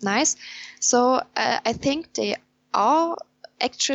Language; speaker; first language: English; non-native, fluent; German